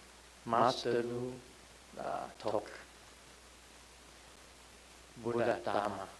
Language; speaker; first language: English; non-native, learner; Chinese